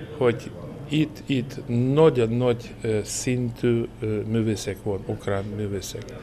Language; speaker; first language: Hungarian; non-native, learner; Ukrainian